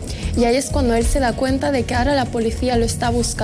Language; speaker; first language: Spanish; early bilingual, other home language; Arabic